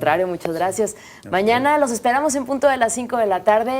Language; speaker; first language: Spanish; native; Spanish